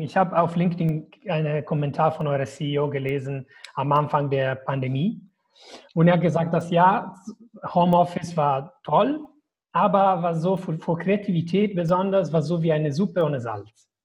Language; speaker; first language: German; non-native, learner; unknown